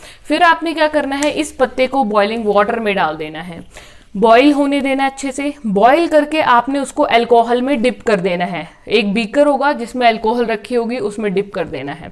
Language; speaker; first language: Hindi; native; Hindi